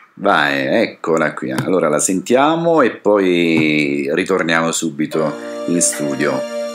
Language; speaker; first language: Italian; native; Italian